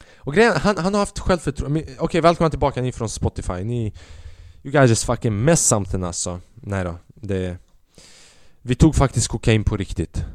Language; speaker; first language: Swedish; early bilingual, other home language; Albanian